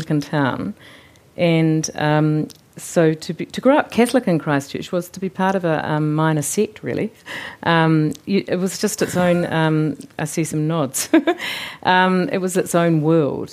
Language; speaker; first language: English; native; English